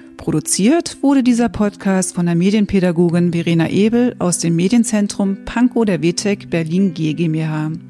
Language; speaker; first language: German; native; German